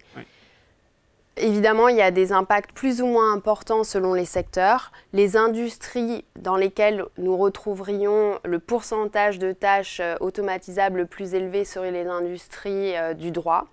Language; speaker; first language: French; native; French